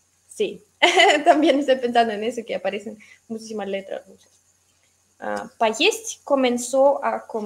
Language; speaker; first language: Spanish; non-native, fluent; Russian